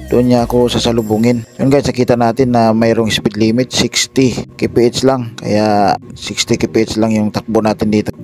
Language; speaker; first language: Filipino; non-native, local second language; Hiligaynon